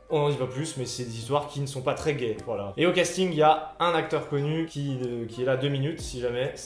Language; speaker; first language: French; native; French